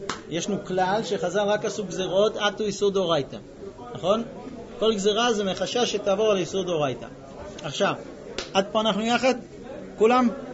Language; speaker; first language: Hebrew; non-native, fluent; English